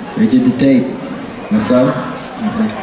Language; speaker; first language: Dutch; early bilingual, heritage; Dutch